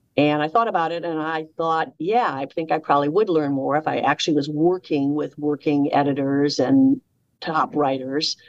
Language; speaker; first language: English; native; English